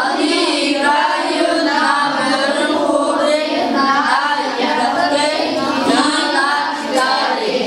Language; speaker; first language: Russian; non-native, learner; Mongolian